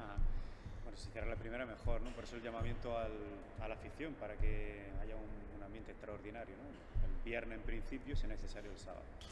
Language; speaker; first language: Spanish; native; Spanish